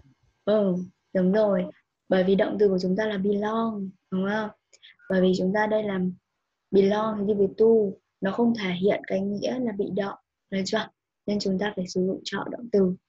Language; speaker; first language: Vietnamese; native; Vietnamese